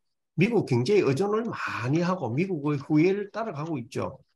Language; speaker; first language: Korean; native; Korean